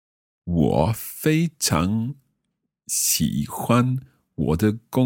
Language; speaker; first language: Chinese; non-native, learner; English